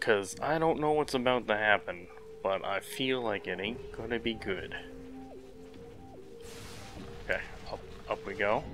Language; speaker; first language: English; native; English